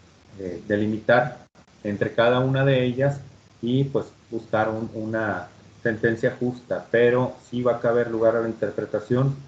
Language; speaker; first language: Spanish; native; Spanish